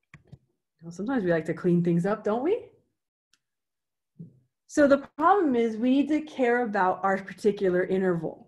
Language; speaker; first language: English; native; English